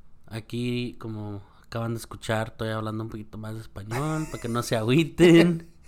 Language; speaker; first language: Spanish; early bilingual, heritage; Spanish